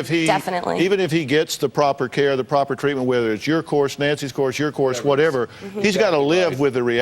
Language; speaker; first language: English; native; English